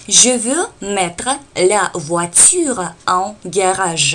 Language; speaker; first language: French; non-native, fluent; Russian